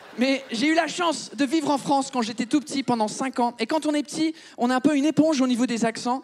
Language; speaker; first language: French; early bilingual, other home language; English